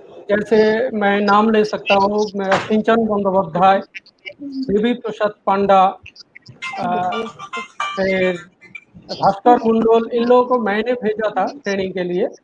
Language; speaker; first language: Hindi; non-native, local second language; Bangla